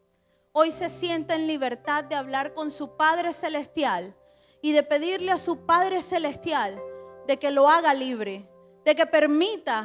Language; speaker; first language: Spanish; native; Spanish